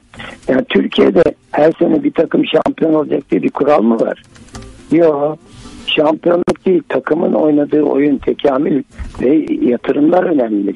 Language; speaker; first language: Turkish; native; Turkish